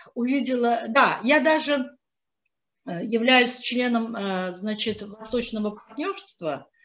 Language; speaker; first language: Russian; non-native, local second language; Azerbaijani